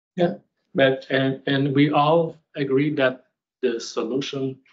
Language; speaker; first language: English; non-native, fluent; French